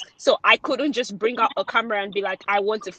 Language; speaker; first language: English; non-native, local second language; Yoruba